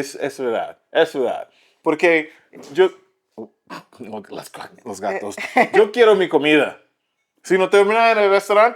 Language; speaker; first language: Spanish; non-native, learner; English